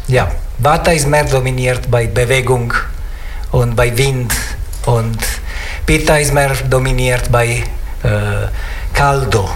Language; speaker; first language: German; non-native, learner; Italian